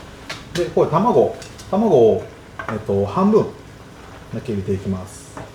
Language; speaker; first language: Japanese; native; Japanese